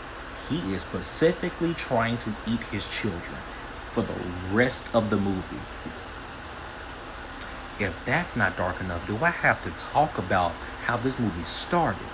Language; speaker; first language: English; native; English